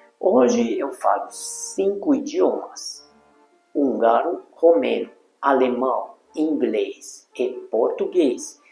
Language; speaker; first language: Portuguese; non-native, fluent; Hungarian